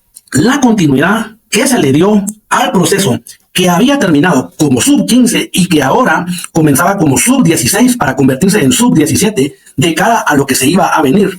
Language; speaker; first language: Spanish; native; Spanish